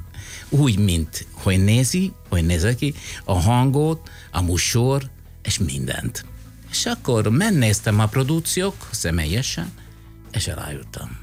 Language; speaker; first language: Hungarian; non-native, fluent; Italian